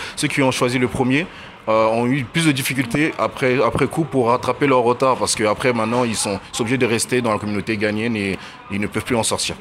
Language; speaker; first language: French; early bilingual, other home language; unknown